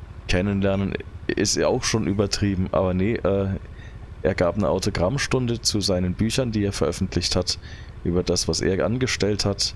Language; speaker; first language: German; native; German